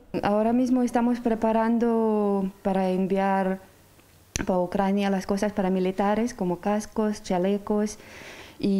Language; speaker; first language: Spanish; non-native, fluent; Ukrainian